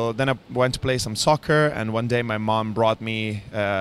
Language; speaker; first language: English; non-native, fluent; Italian